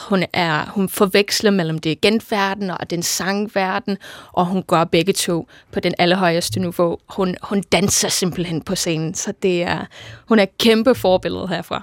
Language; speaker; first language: Danish; non-native, fluent; English